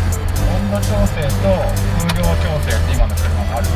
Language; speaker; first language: Japanese; native; Japanese